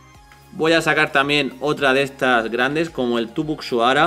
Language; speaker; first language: Spanish; native; Spanish